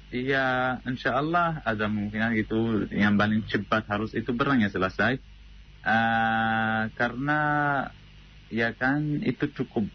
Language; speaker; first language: Indonesian; non-native, fluent; Arabic